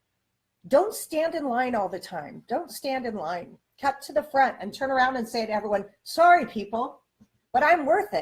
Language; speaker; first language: English; native; English